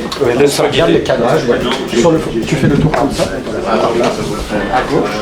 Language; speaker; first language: French; native; French